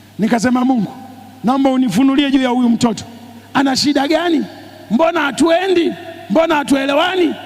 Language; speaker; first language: Swahili; native; Swahili